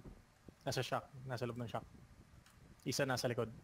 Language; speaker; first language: Filipino; native; Filipino